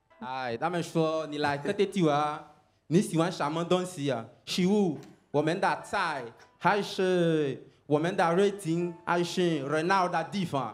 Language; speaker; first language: Chinese; non-native, learner; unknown